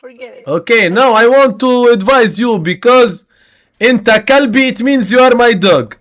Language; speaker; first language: English; non-native, learner; Arabic